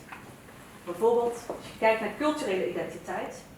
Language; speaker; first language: Dutch; early bilingual, other home language; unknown